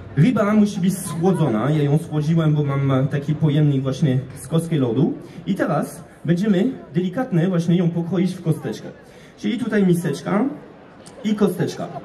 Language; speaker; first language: Polish; non-native, fluent; French